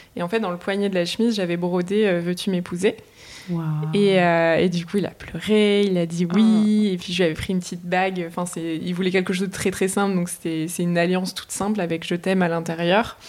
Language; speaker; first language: French; native; French